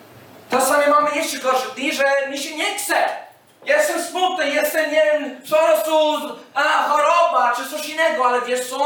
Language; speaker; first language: Polish; non-native, fluent; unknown